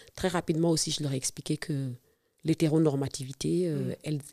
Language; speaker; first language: French; non-native, local second language; Serer